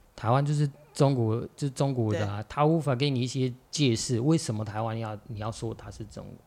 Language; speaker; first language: Chinese; non-native, fluent; Arabic